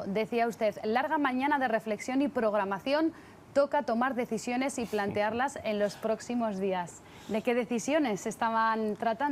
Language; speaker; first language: Spanish; native; Spanish